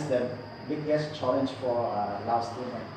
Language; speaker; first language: English; non-native, learner; Lao